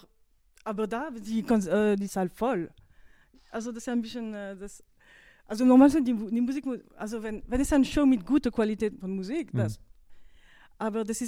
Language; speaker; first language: German; non-native, fluent; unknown